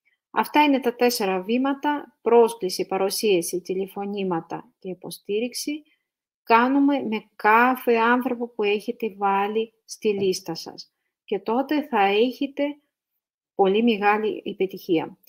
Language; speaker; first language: Greek; non-native, fluent; Russian